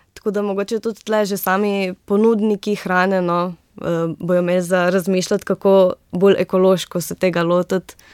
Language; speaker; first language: Slovenian; native; Slovenian